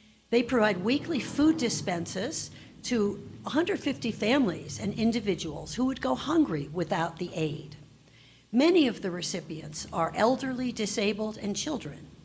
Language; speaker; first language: English; native; English